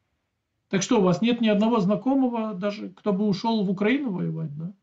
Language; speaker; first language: Russian; native; Russian